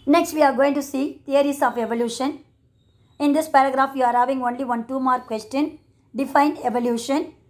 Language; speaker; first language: English; non-native, local second language; Tamil